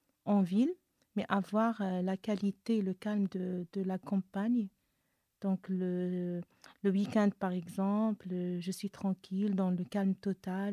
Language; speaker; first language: French; non-native, local second language; Arabic